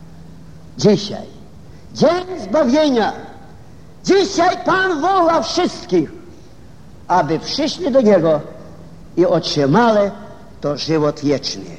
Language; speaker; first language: Polish; non-native, fluent; Ukrainian